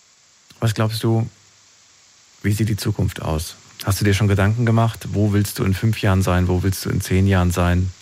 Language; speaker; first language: German; native; German